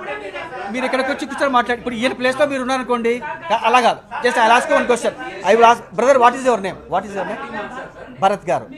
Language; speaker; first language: Telugu; native; Telugu